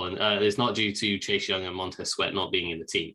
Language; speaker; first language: English; native; English